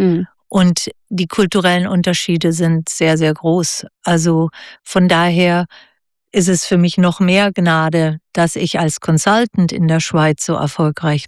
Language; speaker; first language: German; native; German